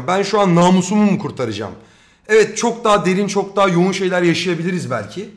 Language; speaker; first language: Turkish; native; Turkish